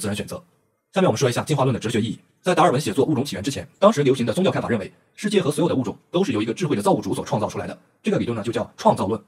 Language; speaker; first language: Chinese; native; Chinese